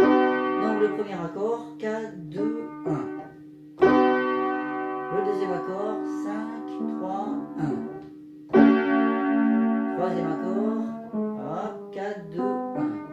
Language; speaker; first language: French; native; French